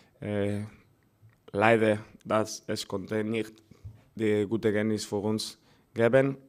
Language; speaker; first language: German; non-native, learner; Spanish